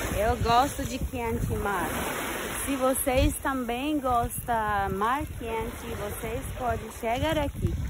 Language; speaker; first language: Portuguese; non-native, learner; Turkish